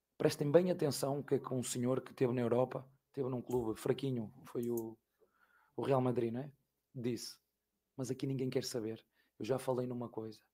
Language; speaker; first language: Portuguese; native; Portuguese